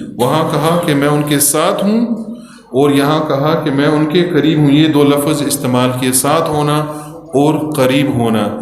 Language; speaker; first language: Urdu; early bilingual, heritage; Urdu